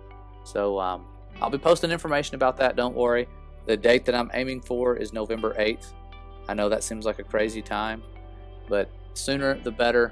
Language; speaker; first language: English; native; English